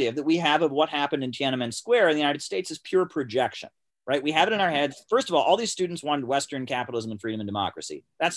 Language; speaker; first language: English; native; English